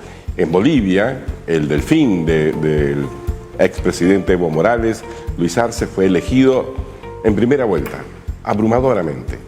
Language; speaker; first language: Spanish; native; Spanish